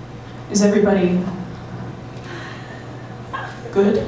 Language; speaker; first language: English; native; English